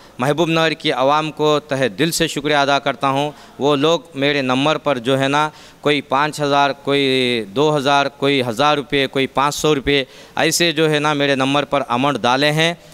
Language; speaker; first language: Hindi; non-native, local second language; Urdu